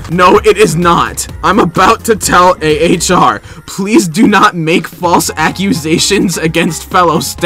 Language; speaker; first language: English; native; English